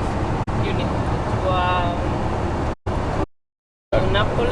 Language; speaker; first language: English; non-native, learner; Spanish